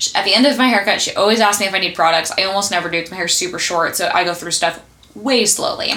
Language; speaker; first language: English; native; English